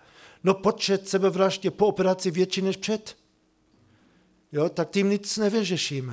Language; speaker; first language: Czech; non-native, fluent; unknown